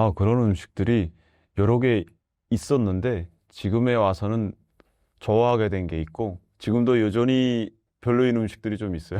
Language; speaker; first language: Korean; native; Korean